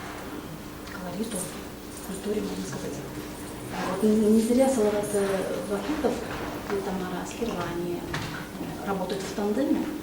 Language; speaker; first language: Russian; native; Russian